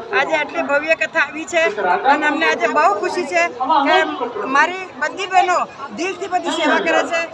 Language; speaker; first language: Gujarati; non-native, local second language; Hindi